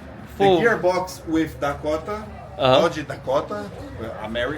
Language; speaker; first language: English; non-native, learner; Portuguese